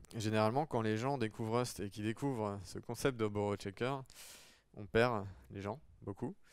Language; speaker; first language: French; native; French